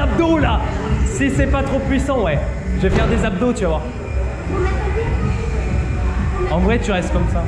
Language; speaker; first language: French; native; French